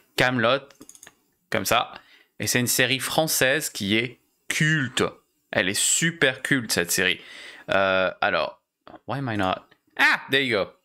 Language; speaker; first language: French; native; French